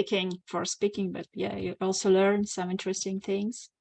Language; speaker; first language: English; non-native, fluent; Russian